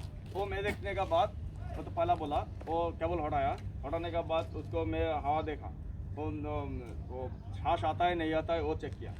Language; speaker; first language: Hindi; non-native, local second language; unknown